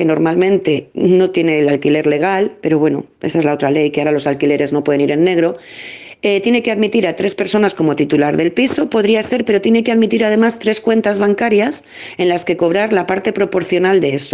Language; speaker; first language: Spanish; native; Spanish